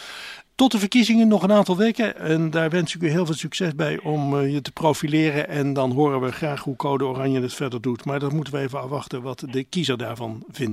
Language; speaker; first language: Dutch; native; Dutch